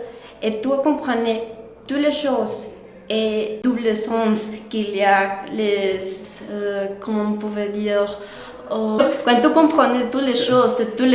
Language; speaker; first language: French; non-native, learner; Spanish